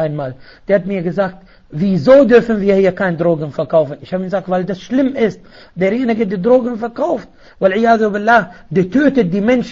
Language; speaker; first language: German; non-native, fluent; Arabic